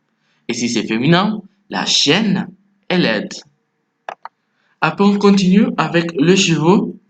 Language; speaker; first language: French; non-native, fluent; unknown